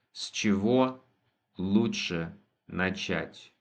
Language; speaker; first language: Russian; non-native, fluent; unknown